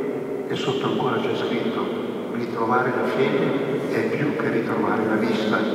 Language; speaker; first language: Italian; native; Italian